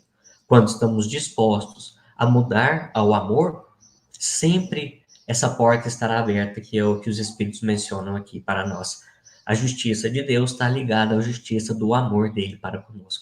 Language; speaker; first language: Portuguese; native; Portuguese